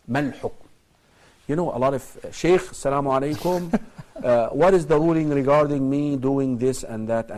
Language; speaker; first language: English; non-native, fluent; Arabic